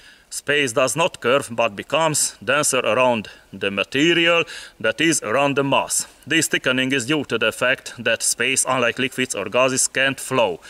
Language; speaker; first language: English; non-native, fluent; Hungarian